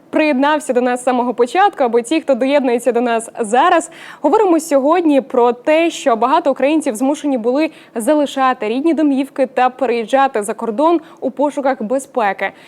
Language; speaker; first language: Ukrainian; native; Ukrainian